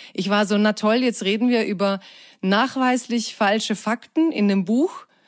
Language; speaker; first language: German; early bilingual, other home language; Croatian